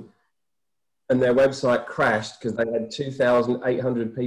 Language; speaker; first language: English; native; English